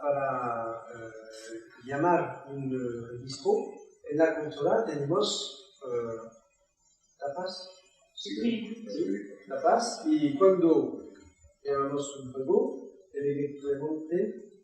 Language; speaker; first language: Spanish; non-native, learner; French